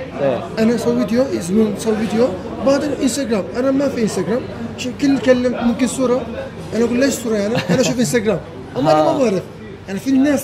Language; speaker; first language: Arabic; early bilingual, heritage; Turkish